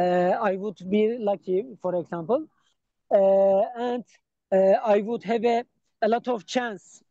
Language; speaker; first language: English; non-native, learner; Turkish